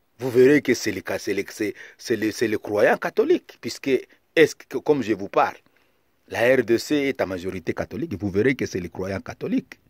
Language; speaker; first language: French; non-native, local second language; Lingala